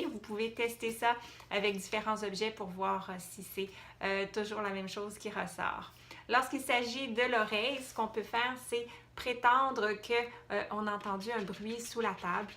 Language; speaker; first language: French; native; French